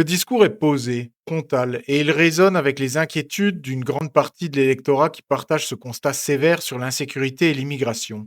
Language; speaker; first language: French; native; French